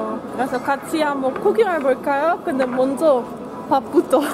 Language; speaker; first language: Korean; non-native, learner; Dutch